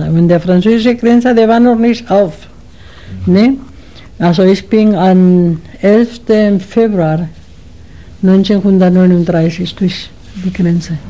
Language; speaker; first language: German; non-native, learner; Spanish